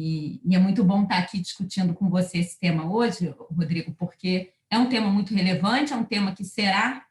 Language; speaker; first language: Portuguese; native; Portuguese